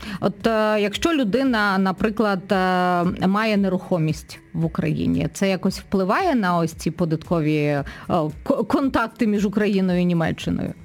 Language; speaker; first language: Ukrainian; native; Ukrainian